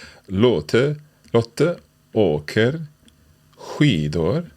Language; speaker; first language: Swedish; non-native, learner; English